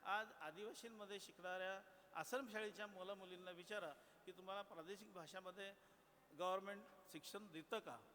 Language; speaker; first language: Marathi; non-native, local second language; Gondi